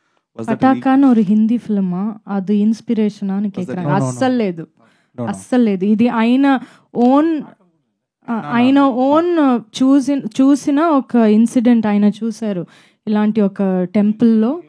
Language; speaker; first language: Telugu; non-native, fluent; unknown